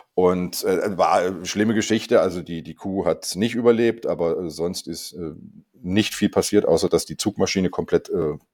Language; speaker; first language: German; non-native, fluent; Korean